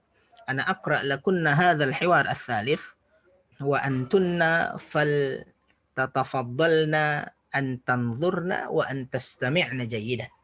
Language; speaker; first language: Arabic; non-native, fluent; Indonesian